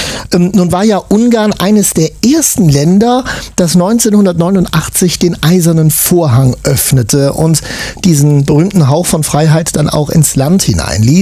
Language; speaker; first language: German; native; German